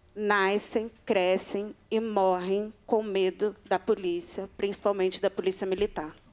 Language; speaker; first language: Portuguese; native; Portuguese